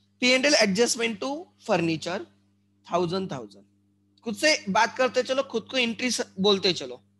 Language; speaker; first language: Hindi; non-native, local second language; Marathi